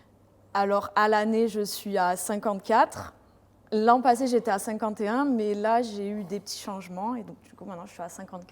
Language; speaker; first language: French; native; French